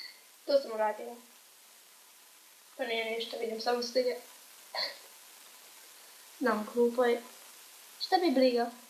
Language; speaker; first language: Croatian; early bilingual, heritage; Croatian